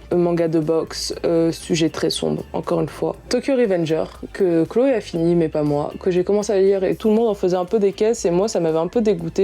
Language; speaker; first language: French; native; French